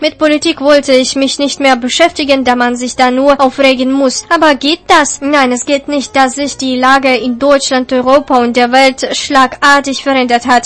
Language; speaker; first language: German; native; German